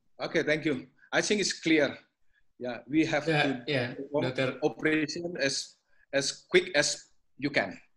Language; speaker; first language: English; non-native, learner; Indonesian